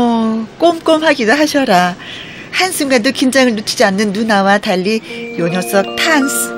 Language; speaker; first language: Korean; native; Korean